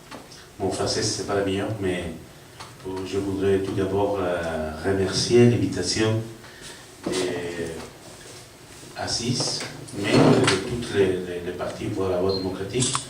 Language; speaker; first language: French; non-native, learner; Spanish